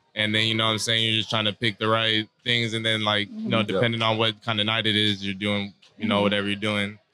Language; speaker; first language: English; native; English